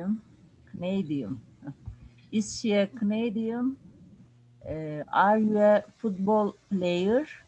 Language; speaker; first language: English; non-native, learner; Turkish